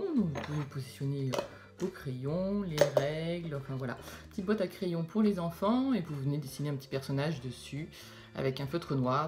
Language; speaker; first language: French; native; French